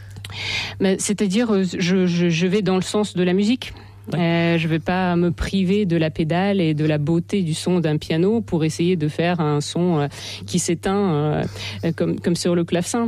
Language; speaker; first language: French; non-native, fluent; Russian